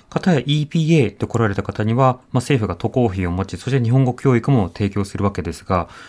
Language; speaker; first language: Japanese; native; Japanese